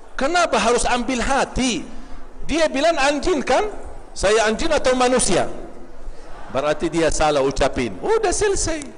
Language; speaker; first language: Malay; non-native, fluent; Arabic